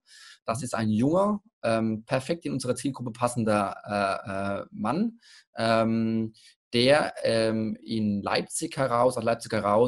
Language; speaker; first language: German; native; German